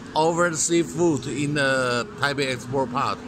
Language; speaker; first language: English; non-native, learner; Chinese